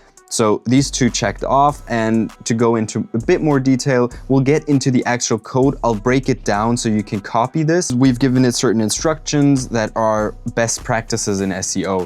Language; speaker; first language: English; non-native, fluent; German